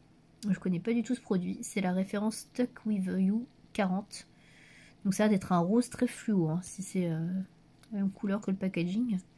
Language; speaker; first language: French; native; French